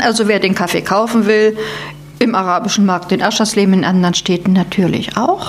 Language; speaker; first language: German; native; German